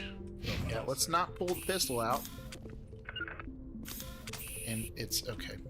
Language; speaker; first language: English; native; English